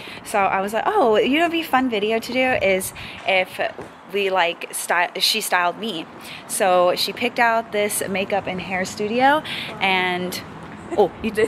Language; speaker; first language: English; native; English